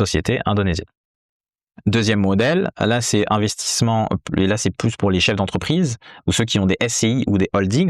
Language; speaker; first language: French; native; French